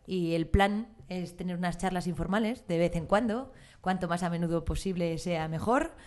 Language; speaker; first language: Spanish; native; Spanish